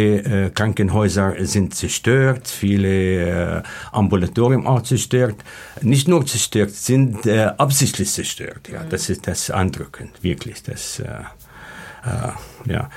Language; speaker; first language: German; non-native, learner; Arabic